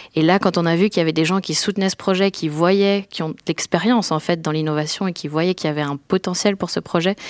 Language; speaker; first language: French; native; French